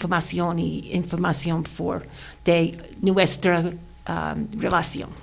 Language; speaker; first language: Spanish; non-native, learner; English